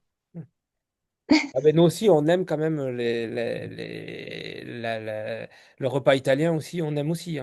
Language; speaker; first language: French; native; French